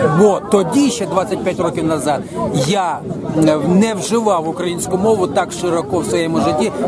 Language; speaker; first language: Ukrainian; non-native, local second language; Russian